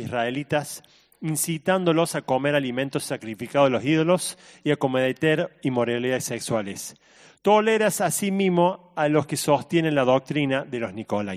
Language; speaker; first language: Spanish; native; Spanish